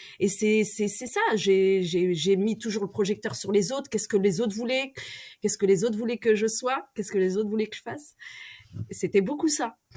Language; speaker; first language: French; early bilingual, other home language; Arabic